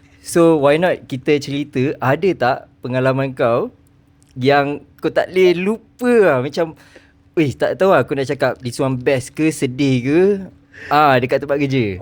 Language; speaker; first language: Malay; native; Malay